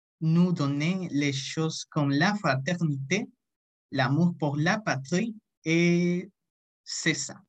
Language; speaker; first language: French; non-native, learner; Spanish